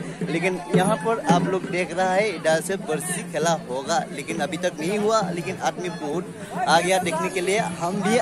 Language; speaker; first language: Hindi; non-native, local second language; Assamese